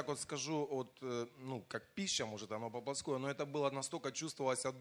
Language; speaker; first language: Russian; native; Russian